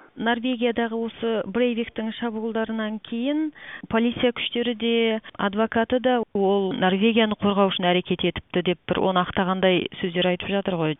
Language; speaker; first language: Kazakh; native; Kazakh